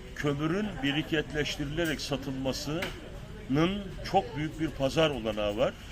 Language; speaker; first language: Turkish; native; Turkish